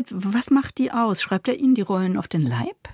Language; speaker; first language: German; native; German